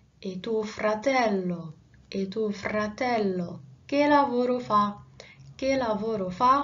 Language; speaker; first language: Italian; non-native, fluent; Arabic